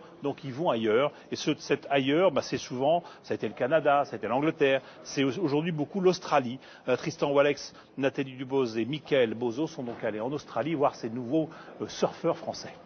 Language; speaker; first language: French; native; French